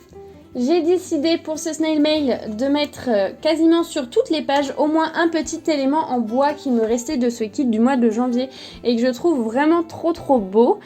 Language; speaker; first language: French; native; French